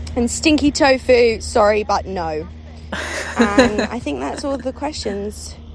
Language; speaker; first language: English; native; English